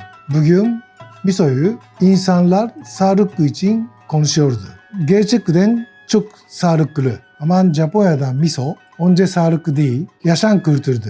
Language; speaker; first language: Turkish; non-native, learner; Japanese